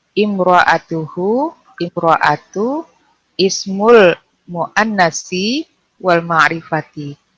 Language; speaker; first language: Arabic; non-native, learner; Indonesian